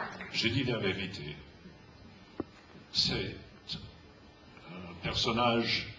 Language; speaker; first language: French; non-native, fluent; English